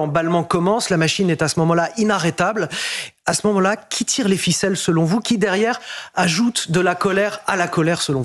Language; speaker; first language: French; native; French